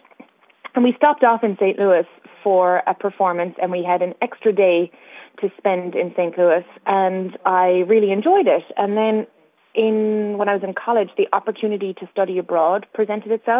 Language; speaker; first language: English; native; English